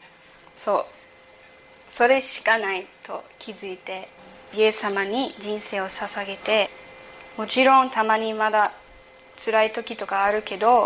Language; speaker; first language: Japanese; early bilingual, heritage; English